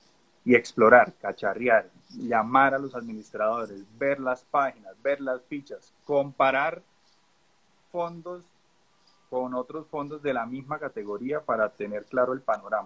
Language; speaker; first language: Spanish; native; Spanish